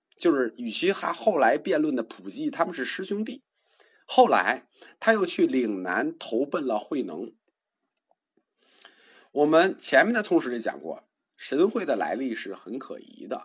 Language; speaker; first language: Chinese; native; Chinese